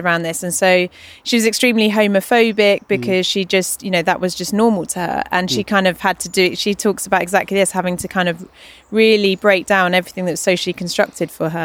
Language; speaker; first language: English; native; English